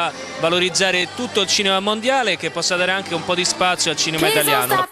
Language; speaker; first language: Italian; native; Italian